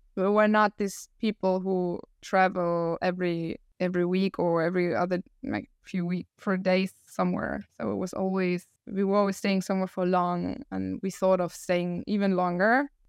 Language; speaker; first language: English; non-native, fluent; German